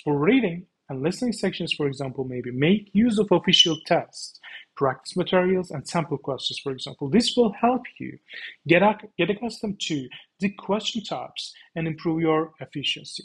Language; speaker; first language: English; non-native, fluent; Turkish